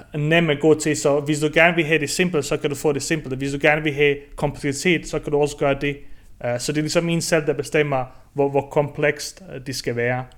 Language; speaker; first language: Danish; early bilingual, other home language; Bosnian